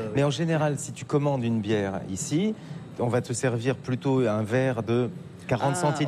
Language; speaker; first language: French; native; French